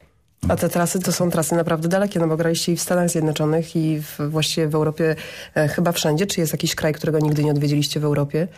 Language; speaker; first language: Polish; native; Polish